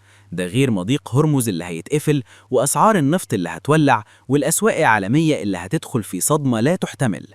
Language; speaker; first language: Arabic; native; Arabic